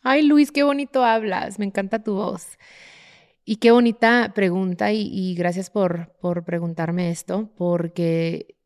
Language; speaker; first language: Spanish; early bilingual, other home language; English